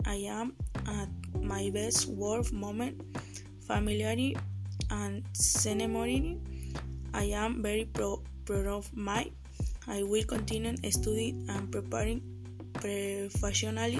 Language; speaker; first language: English; non-native, learner; Spanish